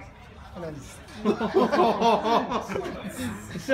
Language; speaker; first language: Chinese; non-native, fluent; Japanese